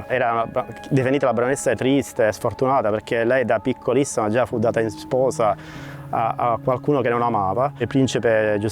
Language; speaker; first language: Italian; native; Italian